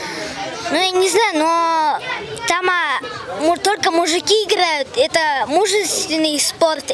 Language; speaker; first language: Russian; non-native, local second language; Kyrgyz